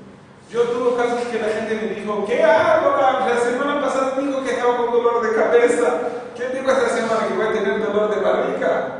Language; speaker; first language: Spanish; non-native, fluent; Portuguese